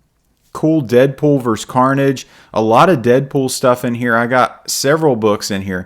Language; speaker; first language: English; native; English